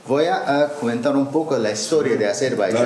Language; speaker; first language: Spanish; non-native, learner; Azerbaijani